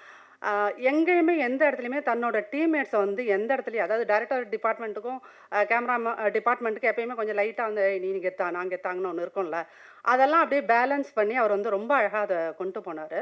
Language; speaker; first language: Tamil; native; Tamil